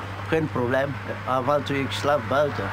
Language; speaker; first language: Dutch; non-native, learner; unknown